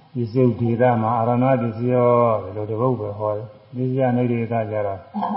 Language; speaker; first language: Burmese; native; Burmese